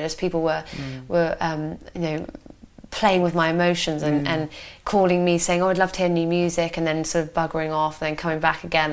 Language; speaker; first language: English; native; English